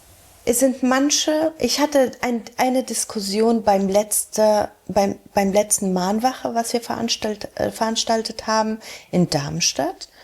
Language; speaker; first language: German; early bilingual, heritage; German